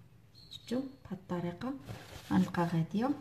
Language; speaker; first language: Arabic; native; Arabic